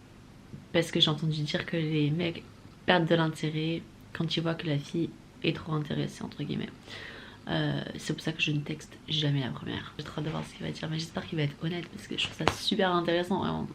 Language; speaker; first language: French; native; French